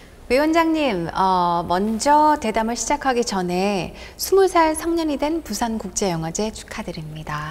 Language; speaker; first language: Korean; native; Korean